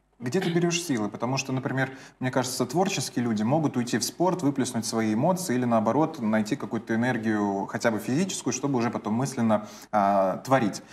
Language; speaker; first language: Russian; native; Russian